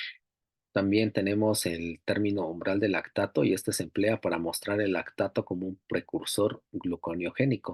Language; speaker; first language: Spanish; native; Spanish